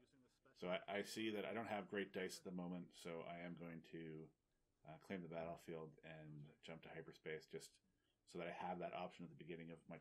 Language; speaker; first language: English; native; English